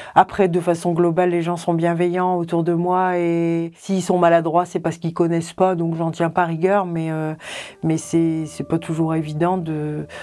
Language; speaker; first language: French; native; French